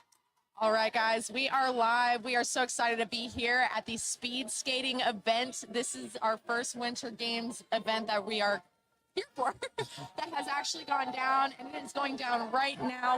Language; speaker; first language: English; native; English